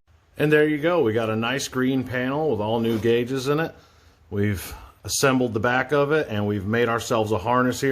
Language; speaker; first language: English; native; English